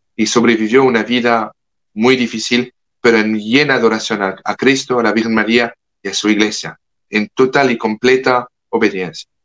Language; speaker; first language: Spanish; non-native, fluent; French